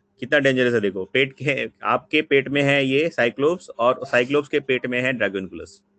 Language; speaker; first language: Hindi; non-native, local second language; Bangla